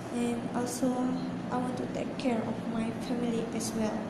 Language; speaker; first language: English; non-native, local second language; Malay